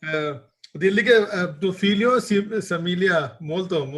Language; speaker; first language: Italian; non-native, learner; Hindi